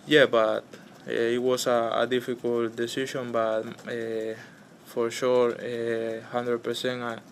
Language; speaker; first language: English; non-native, learner; Spanish